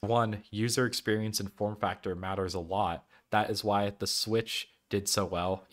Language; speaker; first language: English; native; English